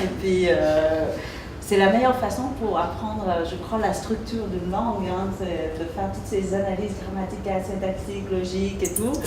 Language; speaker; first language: French; early bilingual, other home language; Vietnamese